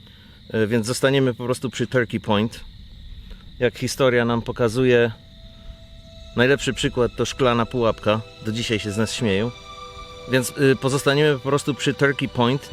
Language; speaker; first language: Polish; native; Polish